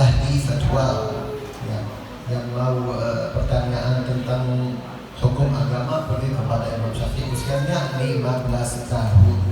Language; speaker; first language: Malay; non-native, learner; Arabic